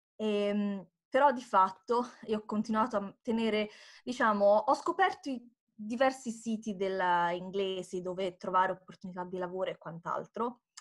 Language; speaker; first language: Italian; native; Italian